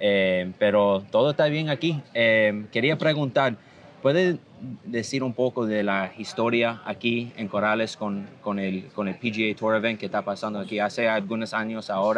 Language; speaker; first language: Spanish; non-native, learner; English